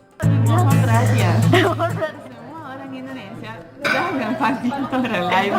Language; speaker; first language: Indonesian; non-native, fluent; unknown